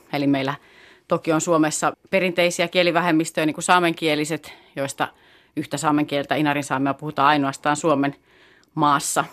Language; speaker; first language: Finnish; native; Finnish